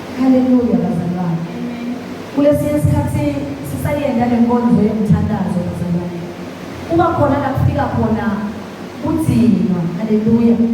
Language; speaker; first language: Zulu; non-native, local second language; Swati